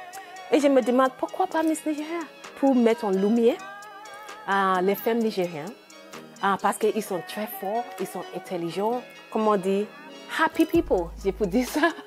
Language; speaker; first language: French; non-native, learner; English